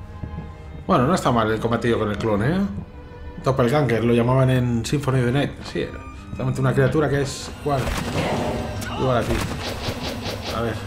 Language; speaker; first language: Spanish; native; Spanish